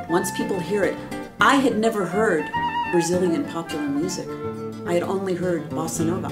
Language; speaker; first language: English; native; English